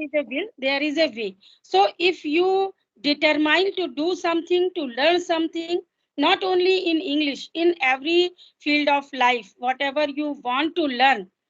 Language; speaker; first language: English; non-native, local second language; Hindi